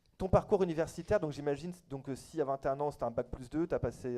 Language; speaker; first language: French; native; French